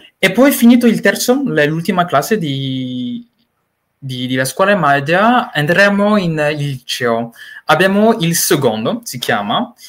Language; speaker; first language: Italian; non-native, learner; Malagasy